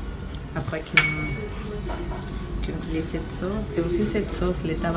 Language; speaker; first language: French; non-native, learner; Spanish